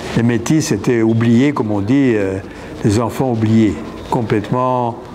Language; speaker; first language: French; non-native, local second language; Rundi